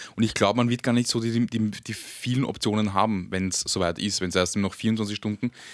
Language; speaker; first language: German; early bilingual, other home language; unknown